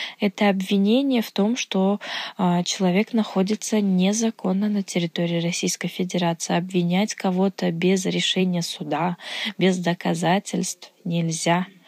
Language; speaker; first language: Russian; non-native, local second language; Uzbek